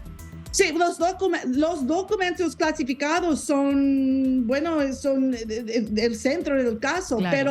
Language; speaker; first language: Spanish; non-native, learner; English